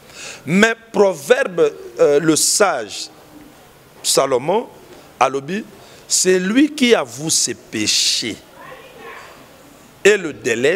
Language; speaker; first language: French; non-native, local second language; Lingala